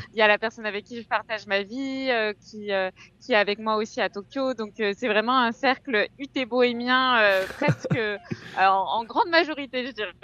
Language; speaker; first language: French; native; French